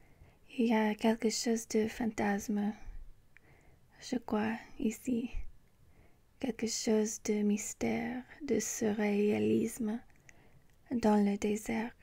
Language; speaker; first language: French; non-native, learner; English